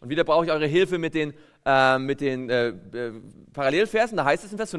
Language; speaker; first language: German; native; German